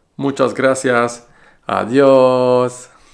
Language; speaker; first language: Spanish; non-native, fluent; Polish